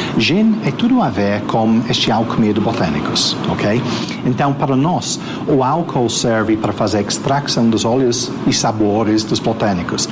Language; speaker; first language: Portuguese; non-native, fluent; English